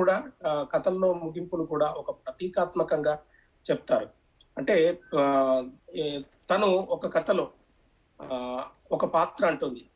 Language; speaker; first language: Telugu; native; Telugu